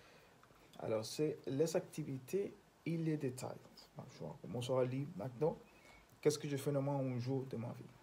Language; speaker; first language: French; non-native, learner; Spanish